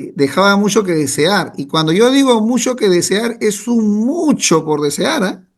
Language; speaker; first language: Spanish; native; Spanish